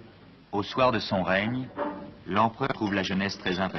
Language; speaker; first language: French; native; French